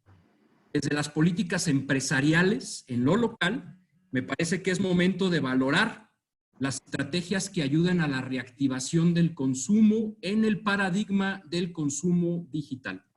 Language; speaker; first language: Spanish; native; Spanish